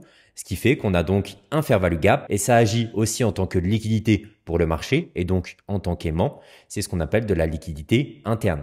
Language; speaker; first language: French; native; French